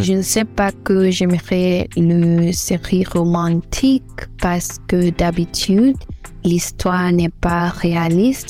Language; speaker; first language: French; non-native, learner; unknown